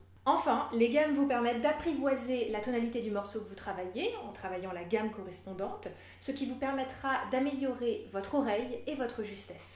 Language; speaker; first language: French; native; French